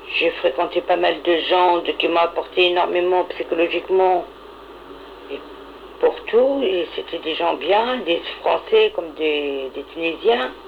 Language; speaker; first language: French; non-native, local second language; Arabic